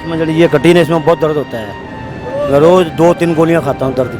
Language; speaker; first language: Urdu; non-native, local second language; Punjabi